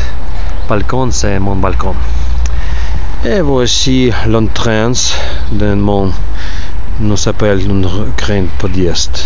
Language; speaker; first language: French; non-native, learner; Ukrainian